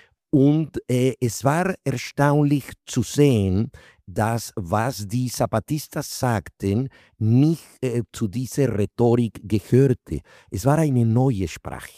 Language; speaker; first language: German; non-native, fluent; Spanish